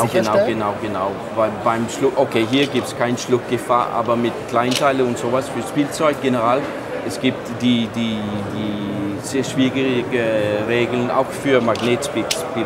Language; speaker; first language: German; non-native, fluent; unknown